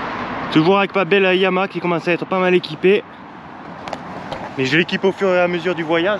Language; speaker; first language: French; native; French